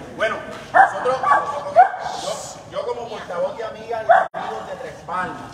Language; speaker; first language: Spanish; native; Spanish